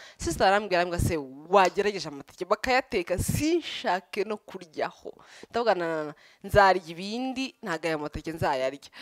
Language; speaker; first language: Kinyarwanda; early bilingual, heritage; Kinyarwanda